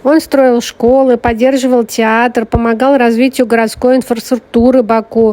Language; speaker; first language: Russian; native; Russian